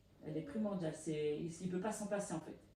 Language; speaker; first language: French; native; French